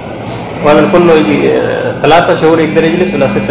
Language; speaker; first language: Arabic; non-native, learner; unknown